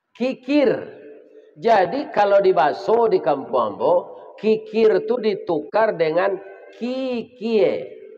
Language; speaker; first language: Malay; non-native, local second language; Minangkabau